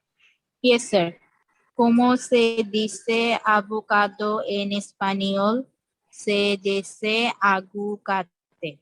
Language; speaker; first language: Spanish; non-native, learner; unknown